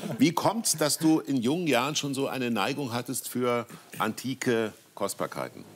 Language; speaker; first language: German; native; German